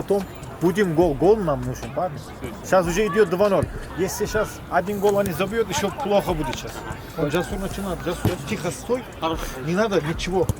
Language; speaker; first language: Russian; non-native, learner; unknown